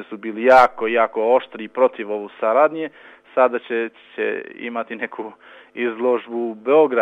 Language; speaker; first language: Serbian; non-native, local second language; Albanian